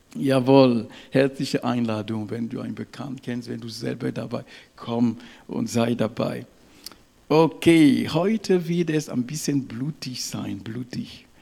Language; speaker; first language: German; non-native, fluent; French